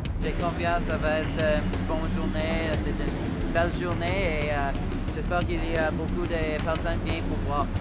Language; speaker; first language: French; non-native, local second language; English